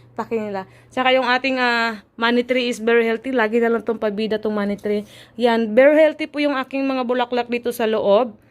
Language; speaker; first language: Filipino; non-native, local second language; Cebuano